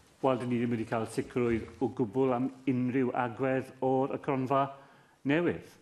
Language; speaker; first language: Welsh; non-native, local second language; English